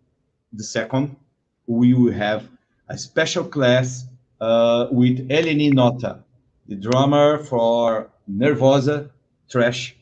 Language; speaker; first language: English; non-native, learner; Portuguese